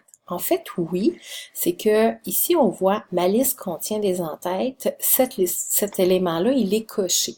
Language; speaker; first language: French; native; French